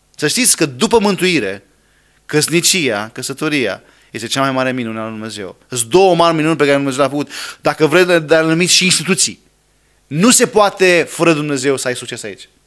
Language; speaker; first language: Romanian; non-native, fluent; English